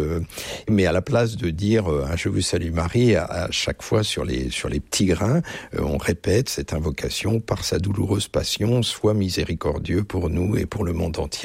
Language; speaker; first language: French; native; French